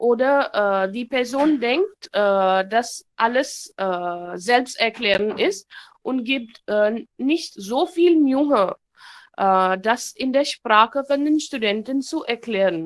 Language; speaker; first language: German; non-native, learner; Hindi